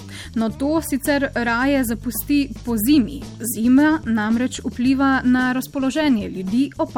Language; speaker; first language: Slovenian; native; Slovenian